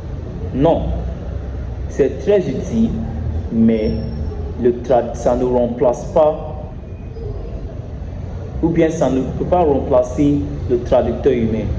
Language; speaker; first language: French; non-native, learner; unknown